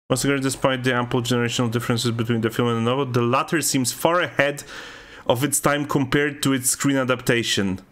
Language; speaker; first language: English; non-native, fluent; Polish